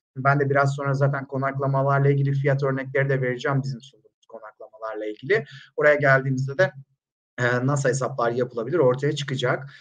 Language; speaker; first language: Turkish; native; Turkish